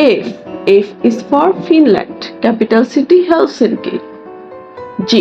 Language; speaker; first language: English; non-native, learner; Bangla